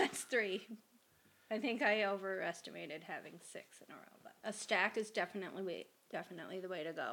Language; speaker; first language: English; native; English